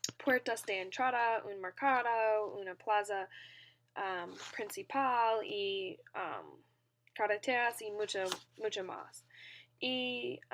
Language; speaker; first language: Spanish; non-native, learner; English